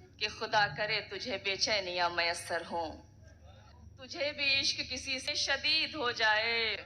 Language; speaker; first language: Urdu; native; Urdu